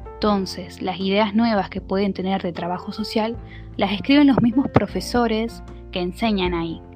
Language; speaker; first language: Spanish; native; Spanish